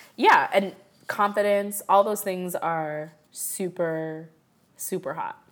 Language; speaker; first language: English; early bilingual, other home language; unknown